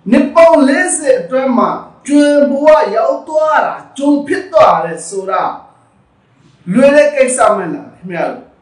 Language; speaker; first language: Burmese; non-native, local second language; Rohingya